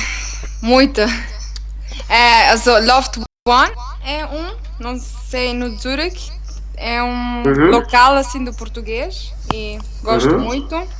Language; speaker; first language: Portuguese; non-native, learner; Italian